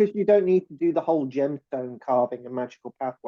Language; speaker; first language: English; native; English